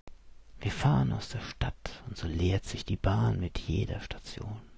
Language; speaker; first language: German; native; German